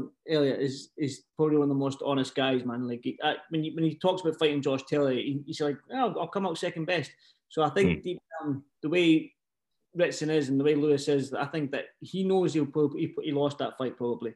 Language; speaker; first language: English; native; English